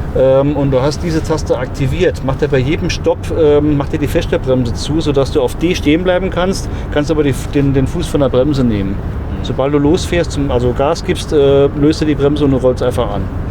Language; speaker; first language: German; native; German